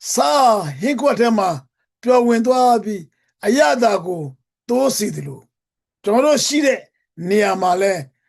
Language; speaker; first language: Burmese; non-native, local second language; Hakha Chin